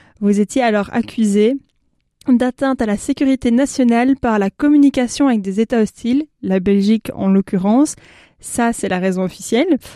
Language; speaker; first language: French; native; French